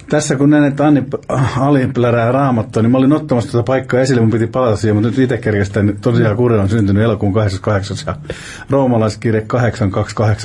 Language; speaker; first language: Finnish; native; Finnish